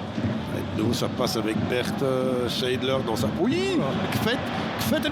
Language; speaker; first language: French; native; French